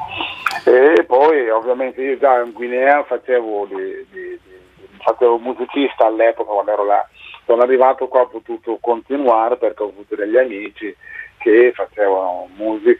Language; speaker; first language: Italian; non-native, fluent; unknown